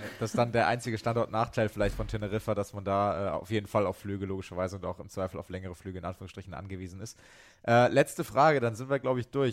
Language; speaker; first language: German; native; German